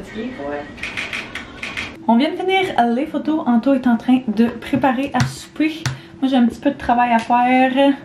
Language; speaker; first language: French; native; French